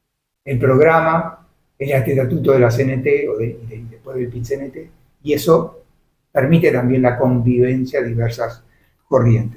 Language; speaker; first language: Spanish; native; Spanish